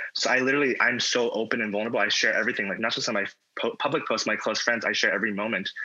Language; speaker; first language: English; native; English